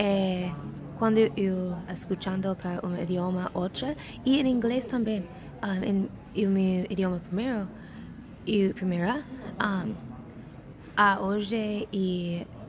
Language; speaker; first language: Portuguese; non-native, learner; English